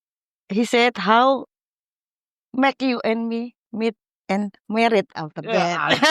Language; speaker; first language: English; non-native, learner; Indonesian